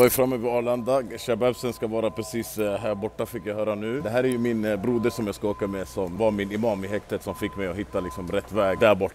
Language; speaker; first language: Swedish; native; Swedish